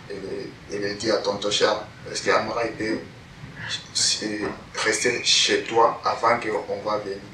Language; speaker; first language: French; non-native, learner; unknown